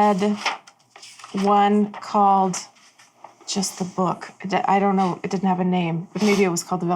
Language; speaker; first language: English; native; English